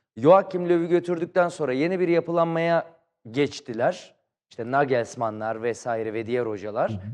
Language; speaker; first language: Turkish; native; Turkish